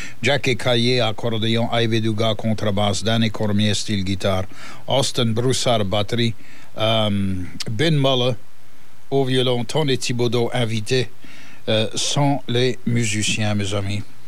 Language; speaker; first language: French; early bilingual, heritage; French